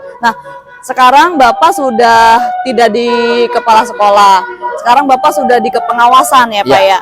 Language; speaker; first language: Indonesian; native; Indonesian